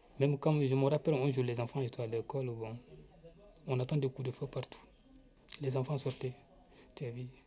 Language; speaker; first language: French; non-native, local second language; Mandingo